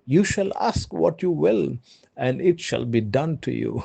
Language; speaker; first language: English; non-native, local second language; Telugu